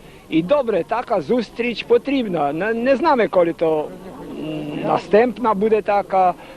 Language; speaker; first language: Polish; non-native, local second language; Rusyn